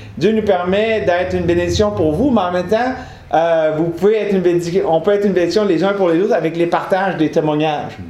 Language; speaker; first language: French; native; French